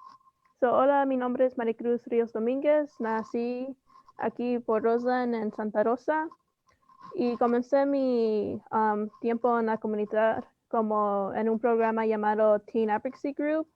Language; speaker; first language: Spanish; early bilingual, heritage; Spanish